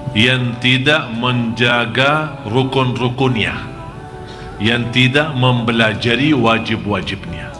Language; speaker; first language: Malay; non-native, fluent; Arabic